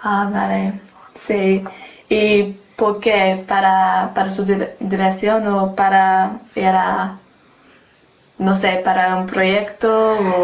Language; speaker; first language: Spanish; non-native, learner; English